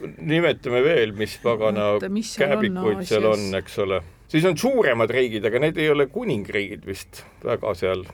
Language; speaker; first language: Estonian; native; Estonian